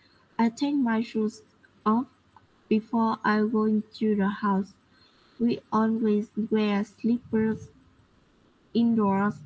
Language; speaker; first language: English; non-native, learner; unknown